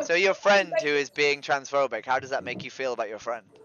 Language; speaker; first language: English; native; English